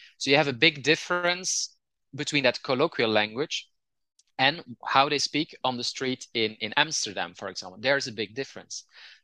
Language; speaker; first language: English; non-native, fluent; Dutch